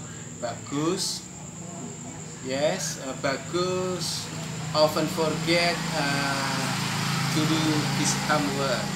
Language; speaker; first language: English; non-native, fluent; Indonesian